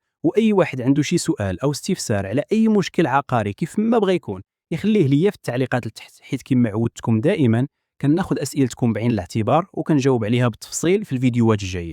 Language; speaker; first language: Arabic; native; Arabic